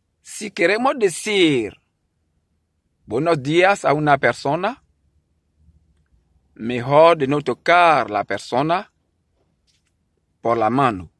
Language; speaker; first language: Spanish; non-native, learner; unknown